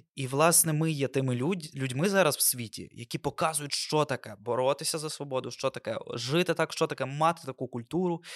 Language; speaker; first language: Ukrainian; non-native, local second language; Russian